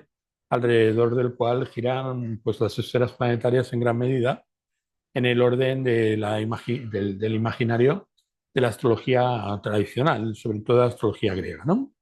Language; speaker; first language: Spanish; native; Spanish